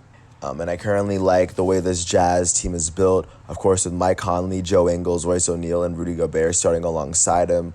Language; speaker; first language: English; native; English